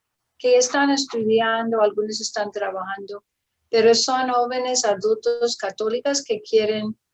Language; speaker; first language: Spanish; non-native, fluent; English